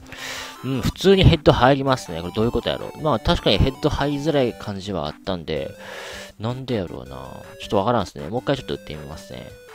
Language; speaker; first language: Japanese; native; Japanese